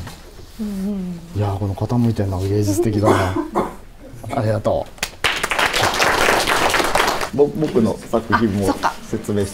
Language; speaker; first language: Japanese; native; Japanese